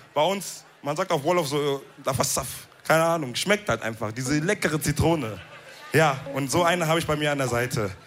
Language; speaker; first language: German; early bilingual, other home language; Wolof